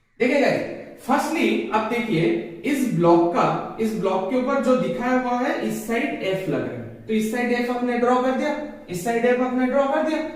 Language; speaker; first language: Hindi; native; Hindi